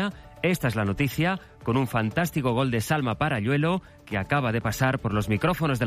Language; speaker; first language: Spanish; native; Spanish